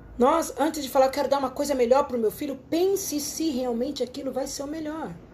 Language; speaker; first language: Portuguese; native; Portuguese